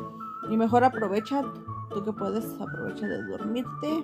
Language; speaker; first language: Spanish; native; Spanish